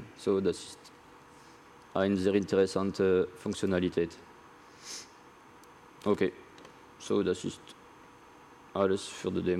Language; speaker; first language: German; non-native, learner; French